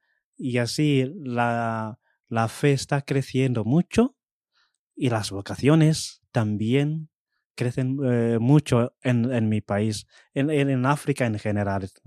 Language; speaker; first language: Spanish; non-native, fluent; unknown